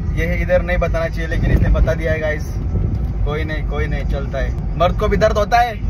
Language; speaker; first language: Hindi; non-native, local second language; Marathi